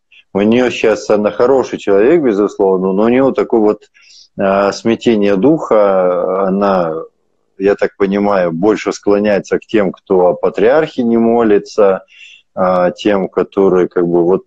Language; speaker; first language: Russian; native; Russian